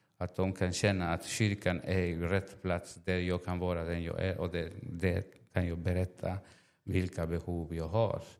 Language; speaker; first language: Swedish; non-native, fluent; Spanish